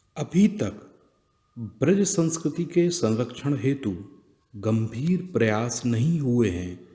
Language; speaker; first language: Hindi; native; Hindi